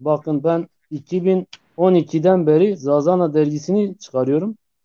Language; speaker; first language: Turkish; non-native, local second language; Zaza